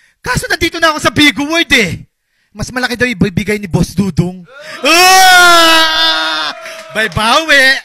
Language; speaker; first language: Filipino; native; Filipino